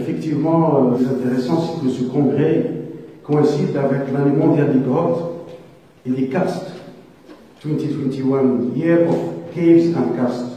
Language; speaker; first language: French; non-native, local second language; Arabic